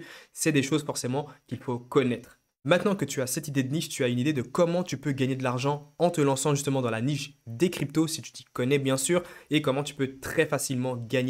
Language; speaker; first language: French; native; French